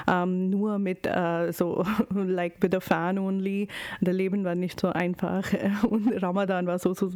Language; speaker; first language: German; non-native, learner; Urdu